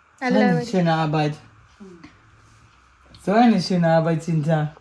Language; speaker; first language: German; non-native, learner; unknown